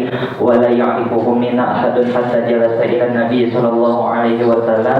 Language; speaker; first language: Arabic; non-native, learner; Indonesian